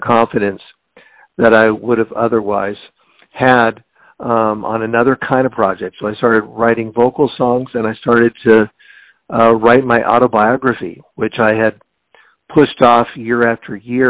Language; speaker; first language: English; native; English